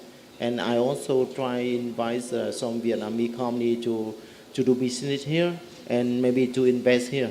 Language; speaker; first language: English; non-native, learner; Vietnamese